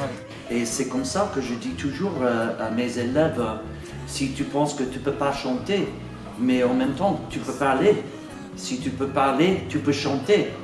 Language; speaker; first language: French; non-native, fluent; English